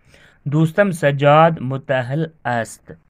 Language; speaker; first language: Persian; non-native, learner; Urdu